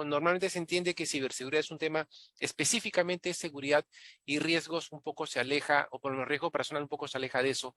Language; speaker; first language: Spanish; native; Spanish